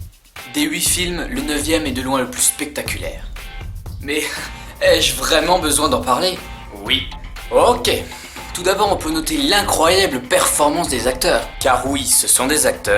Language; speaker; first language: French; native; French